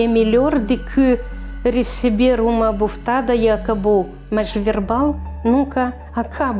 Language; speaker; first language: Portuguese; non-native, fluent; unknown